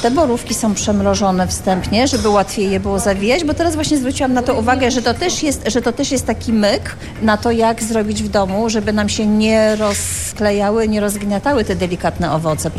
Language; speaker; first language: Polish; native; Polish